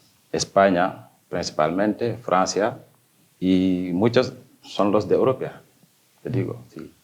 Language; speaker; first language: Spanish; non-native, fluent; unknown